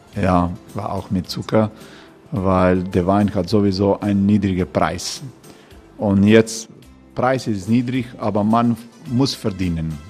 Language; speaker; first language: German; non-native, learner; Croatian